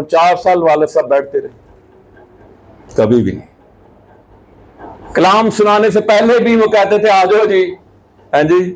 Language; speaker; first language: Urdu; non-native, local second language; Punjabi